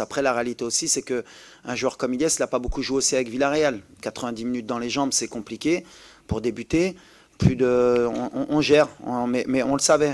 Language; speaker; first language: French; native; French